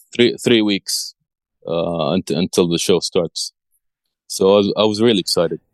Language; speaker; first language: English; early bilingual, other home language; Arabic